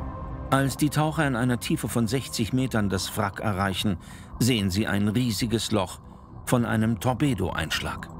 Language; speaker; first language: German; native; German